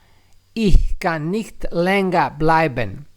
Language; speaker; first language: German; non-native, learner; Serbian